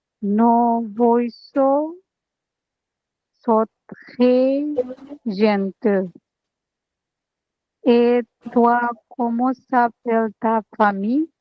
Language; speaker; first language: French; non-native, learner; Bangla